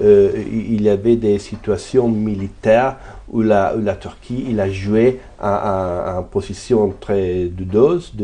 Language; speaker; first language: French; non-native, fluent; Italian